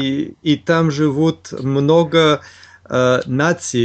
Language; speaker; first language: Russian; non-native, learner; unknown